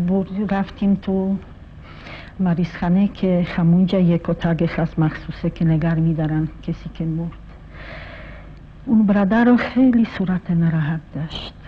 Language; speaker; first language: Persian; non-native, fluent; Polish